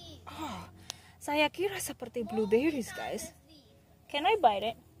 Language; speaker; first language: English; non-native, fluent; Indonesian